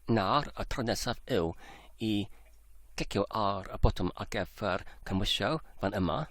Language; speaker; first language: Welsh; non-native, learner; English